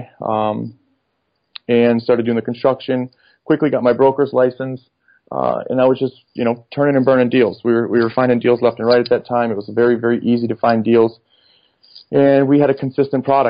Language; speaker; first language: English; native; English